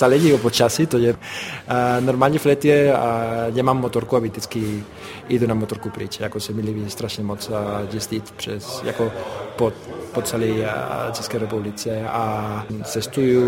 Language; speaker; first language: Czech; non-native, fluent; Spanish